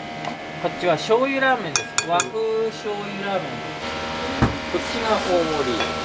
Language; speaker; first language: Japanese; native; Japanese